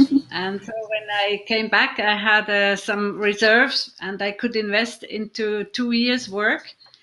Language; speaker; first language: English; non-native, fluent; German